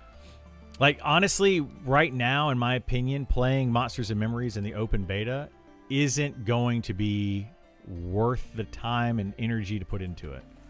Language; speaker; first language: English; native; English